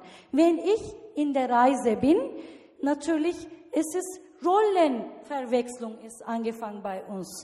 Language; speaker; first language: German; non-native, learner; Turkish